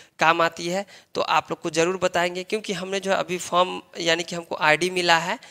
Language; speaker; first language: Hindi; native; Hindi